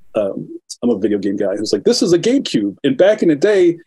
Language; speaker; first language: English; native; English